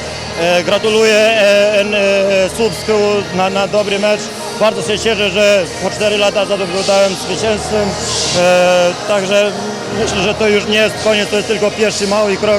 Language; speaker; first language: Polish; non-native, fluent; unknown